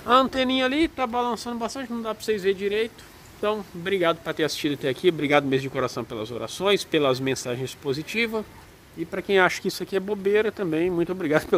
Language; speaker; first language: Portuguese; native; Portuguese